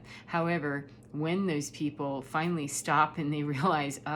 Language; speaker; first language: English; native; English